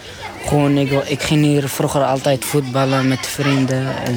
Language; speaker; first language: Dutch; early bilingual, other home language; Arabic